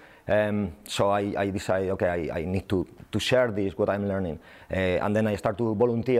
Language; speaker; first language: English; non-native, fluent; Spanish